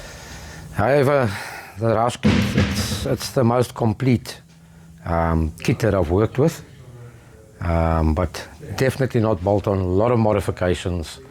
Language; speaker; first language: English; native; English